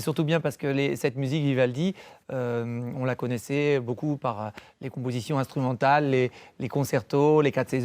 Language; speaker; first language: French; native; French